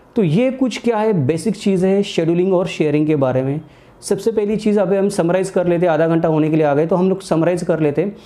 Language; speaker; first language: Hindi; non-native, local second language; Marathi